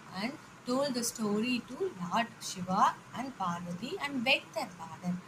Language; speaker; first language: English; non-native, local second language; Tamil